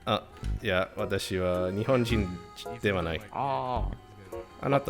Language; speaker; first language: Japanese; non-native, learner; Estonian